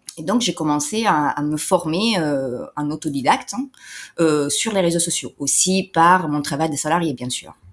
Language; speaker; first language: French; non-native, fluent; Italian